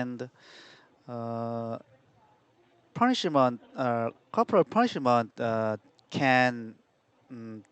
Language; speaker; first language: English; non-native, learner; Korean